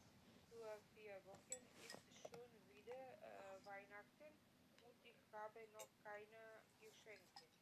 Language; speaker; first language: German; non-native, learner; Macedonian